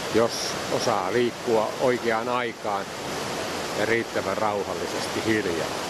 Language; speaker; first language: Finnish; native; Finnish